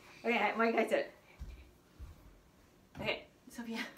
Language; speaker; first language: Japanese; non-native, fluent; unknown